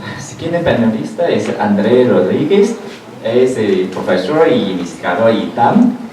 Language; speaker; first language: Spanish; non-native, learner; Chinese